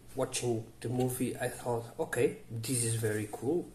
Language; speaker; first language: English; non-native, learner; Portuguese